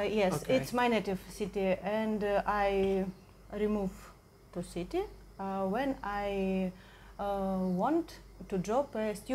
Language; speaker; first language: English; non-native, learner; Russian